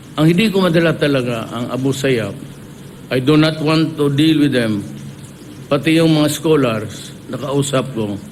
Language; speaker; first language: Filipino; non-native, local second language; Cebuano